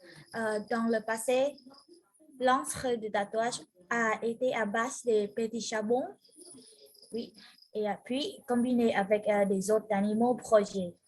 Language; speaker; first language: French; non-native, learner; Vietnamese